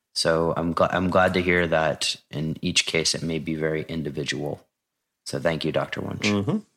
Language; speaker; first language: English; native; English